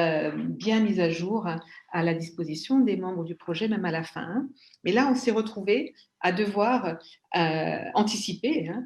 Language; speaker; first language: French; native; French